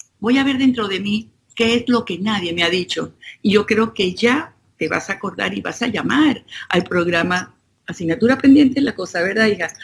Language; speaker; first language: Spanish; native; Spanish